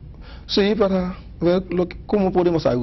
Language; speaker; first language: Spanish; non-native, fluent; Haitian Creole